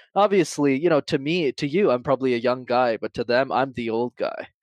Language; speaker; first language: English; native; English